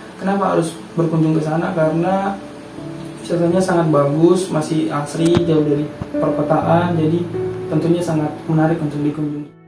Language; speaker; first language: Indonesian; native; Indonesian